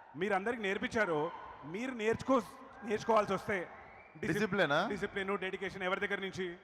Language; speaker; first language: Telugu; native; Telugu